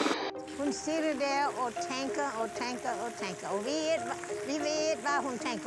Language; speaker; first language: Danish; early bilingual, heritage; Danish